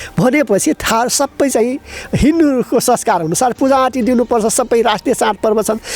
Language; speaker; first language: Nepali; non-native, local second language; Dangaura Tharu